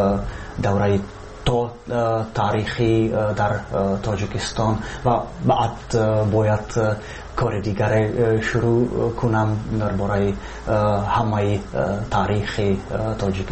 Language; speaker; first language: Persian; non-native, fluent; Slovak